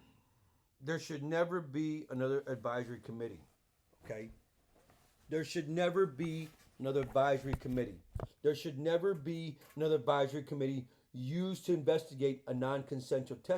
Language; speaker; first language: English; native; English